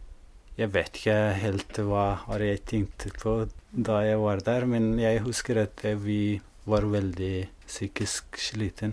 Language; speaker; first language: Norwegian; non-native, fluent; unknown